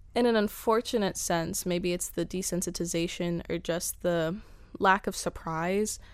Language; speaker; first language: English; early bilingual, other home language; Spanish